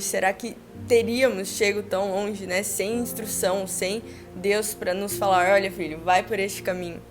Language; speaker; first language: Portuguese; native; Portuguese